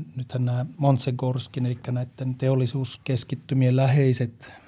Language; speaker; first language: Finnish; native; Finnish